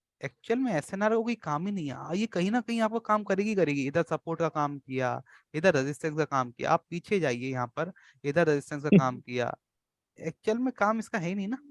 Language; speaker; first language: Hindi; native; Hindi